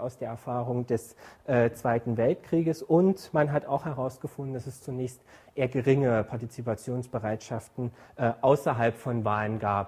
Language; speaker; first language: German; native; German